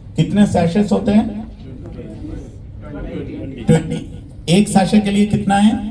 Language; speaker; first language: Hindi; non-native, learner; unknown